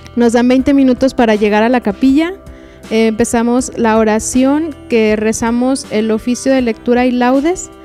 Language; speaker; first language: Spanish; native; Spanish